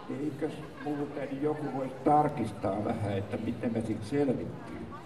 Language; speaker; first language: Finnish; native; Finnish